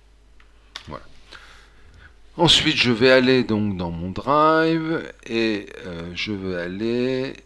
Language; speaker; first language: French; native; French